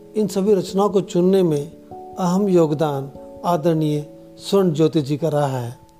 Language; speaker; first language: Hindi; native; Hindi